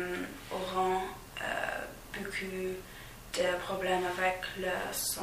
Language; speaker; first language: French; non-native, learner; English